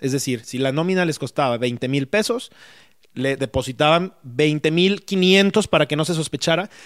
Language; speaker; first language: Spanish; native; Spanish